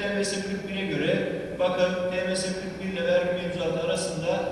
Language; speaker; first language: Turkish; native; Turkish